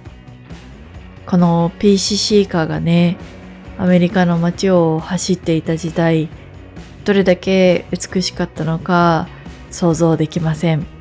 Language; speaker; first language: Japanese; native; Japanese